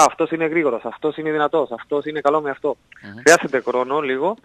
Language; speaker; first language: Greek; non-native, learner; Spanish